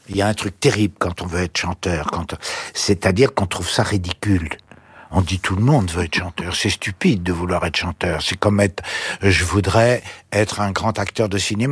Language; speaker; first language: French; native; French